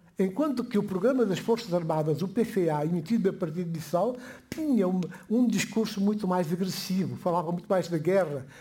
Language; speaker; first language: Portuguese; non-native, local second language; Upper Guinea Crioulo